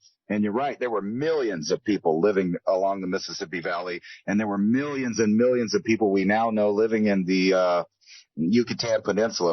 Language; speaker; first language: English; native; English